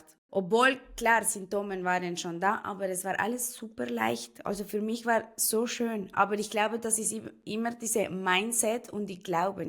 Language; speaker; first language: German; non-native, fluent; Spanish